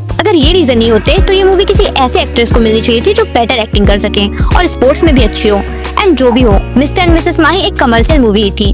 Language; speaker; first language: Hindi; native; Hindi